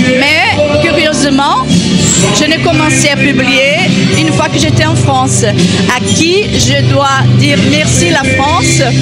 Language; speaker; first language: French; non-native, fluent; Portuguese